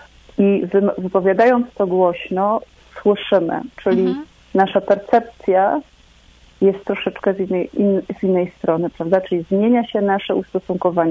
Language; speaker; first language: Polish; native; Polish